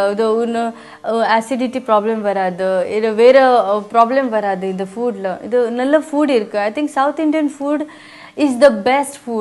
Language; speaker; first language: Tamil; non-native, learner; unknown